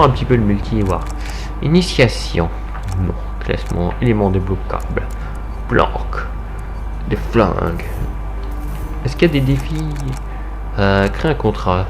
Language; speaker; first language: French; native; French